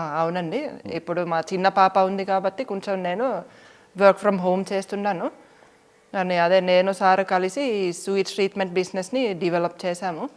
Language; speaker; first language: Telugu; non-native, fluent; Finnish